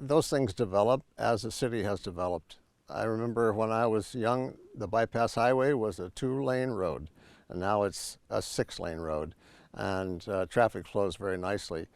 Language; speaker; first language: English; native; English